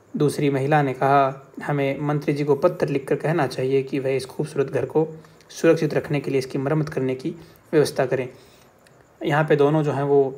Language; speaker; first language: Hindi; native; Hindi